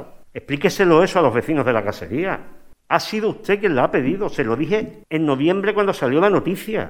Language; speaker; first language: Spanish; native; Spanish